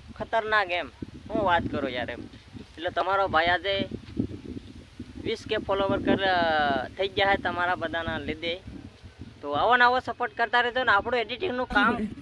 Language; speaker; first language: Gujarati; native; Gujarati